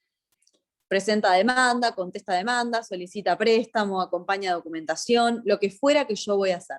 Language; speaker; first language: Spanish; native; Spanish